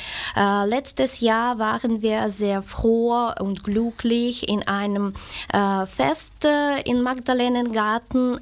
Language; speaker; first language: German; non-native, fluent; Ukrainian